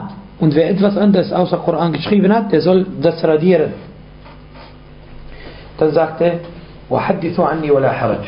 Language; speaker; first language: German; non-native, fluent; Arabic